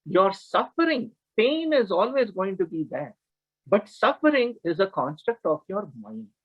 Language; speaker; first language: English; non-native, local second language; Kannada